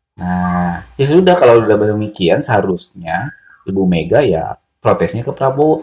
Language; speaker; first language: Indonesian; native; Indonesian